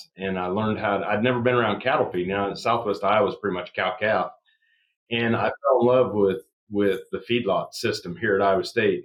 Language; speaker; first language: English; native; English